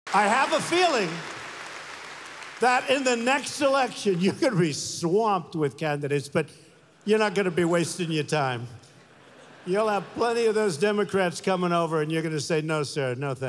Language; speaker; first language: English; native; English